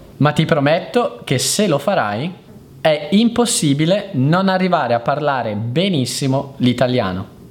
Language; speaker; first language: Italian; native; Italian